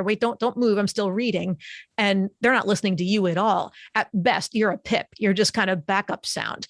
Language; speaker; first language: English; native; English